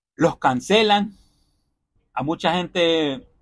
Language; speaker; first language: Spanish; early bilingual, heritage; Spanish